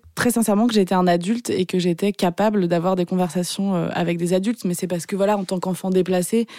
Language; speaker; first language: French; early bilingual, other home language; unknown